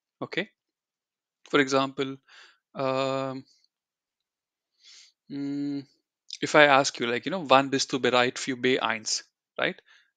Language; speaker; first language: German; non-native, fluent; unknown